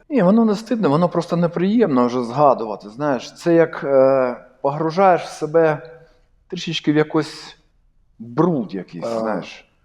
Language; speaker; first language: Ukrainian; non-native, local second language; Russian